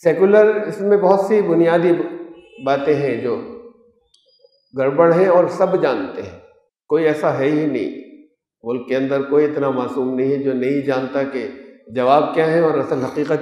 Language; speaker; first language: Urdu; native; Urdu